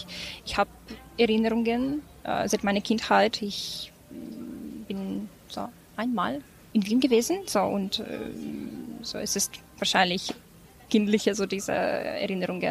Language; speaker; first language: German; non-native, fluent; Ukrainian